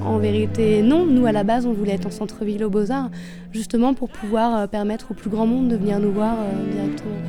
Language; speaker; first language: French; native; French